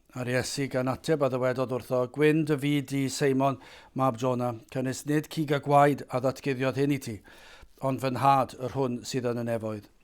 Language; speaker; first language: Welsh; native; Welsh